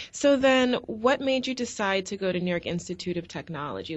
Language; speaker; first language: English; native; English